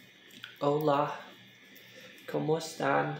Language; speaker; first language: Spanish; non-native, learner; English